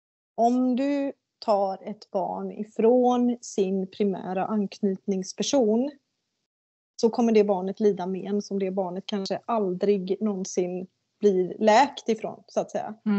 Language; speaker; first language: Swedish; native; Swedish